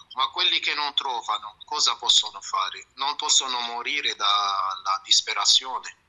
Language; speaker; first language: Italian; non-native, fluent; Arabic